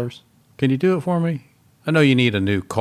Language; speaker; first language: English; native; English